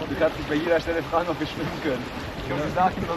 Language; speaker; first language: German; native; German